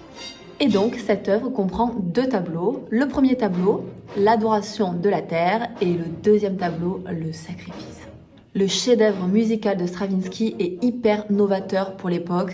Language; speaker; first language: French; native; French